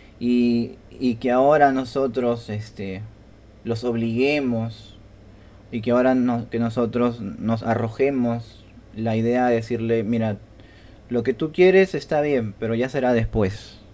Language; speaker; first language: Spanish; native; Spanish